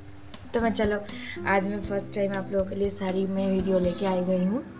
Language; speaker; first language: Hindi; non-native, local second language; Bangla